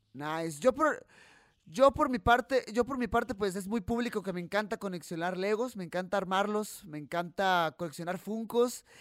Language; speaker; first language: Spanish; native; Spanish